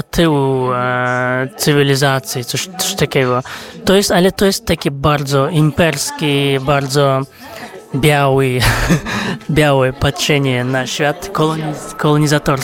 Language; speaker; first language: Polish; non-native, fluent; Kazakh